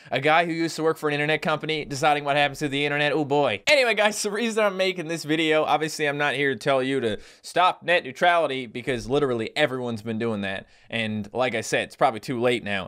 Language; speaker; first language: English; native; English